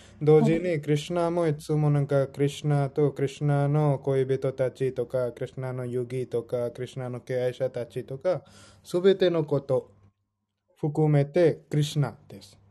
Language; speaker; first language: Japanese; non-native, fluent; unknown